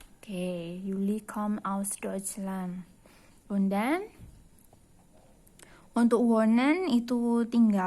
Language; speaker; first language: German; non-native, fluent; Indonesian